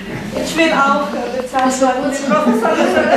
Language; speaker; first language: German; non-native, fluent; Romanian